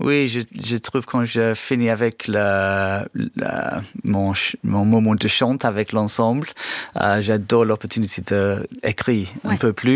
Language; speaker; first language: French; non-native, fluent; English